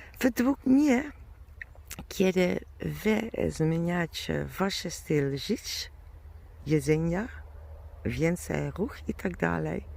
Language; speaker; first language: Polish; non-native, learner; German